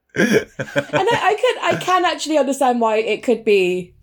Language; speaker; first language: English; native; English